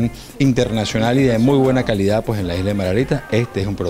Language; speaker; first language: Spanish; native; Spanish